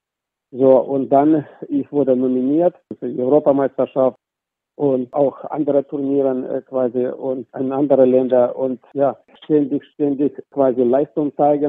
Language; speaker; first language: German; non-native, fluent; Russian